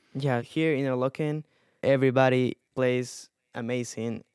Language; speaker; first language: English; non-native, fluent; Spanish